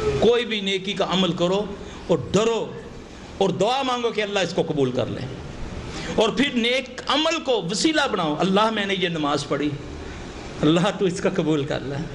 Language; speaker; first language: Urdu; non-native, local second language; Punjabi